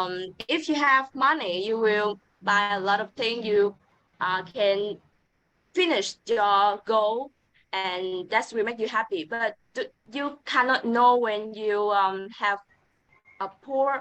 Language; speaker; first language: English; non-native, learner; Vietnamese